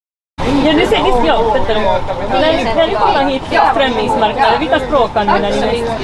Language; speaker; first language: Swedish; native; Swedish